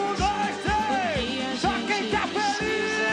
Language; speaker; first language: Portuguese; native; Portuguese